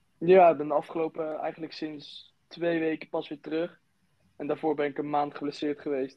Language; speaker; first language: Dutch; native; Dutch